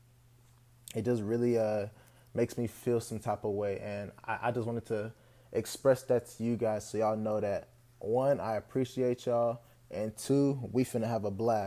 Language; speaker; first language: English; native; English